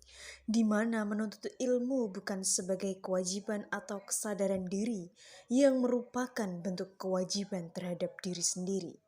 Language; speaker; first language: Indonesian; native; Indonesian